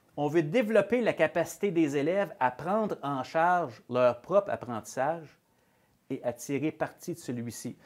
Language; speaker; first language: French; native; French